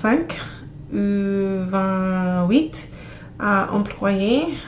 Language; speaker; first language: French; non-native, learner; English